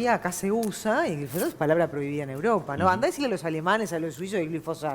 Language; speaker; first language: Spanish; native; Spanish